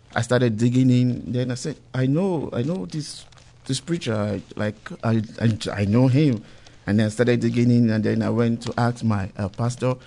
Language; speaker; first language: English; non-native, local second language; Igbo